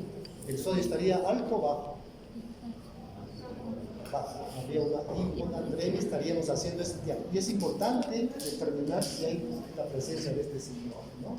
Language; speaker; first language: Spanish; native; Spanish